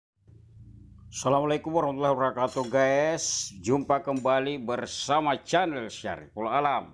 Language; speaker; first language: Indonesian; non-native, local second language; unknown